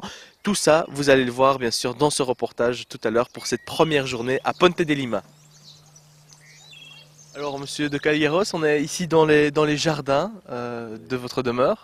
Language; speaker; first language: French; native; French